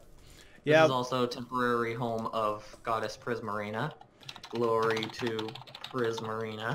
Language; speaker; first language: English; native; English